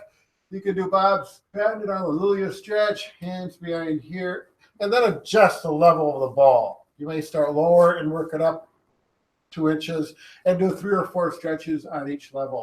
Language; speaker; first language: English; native; English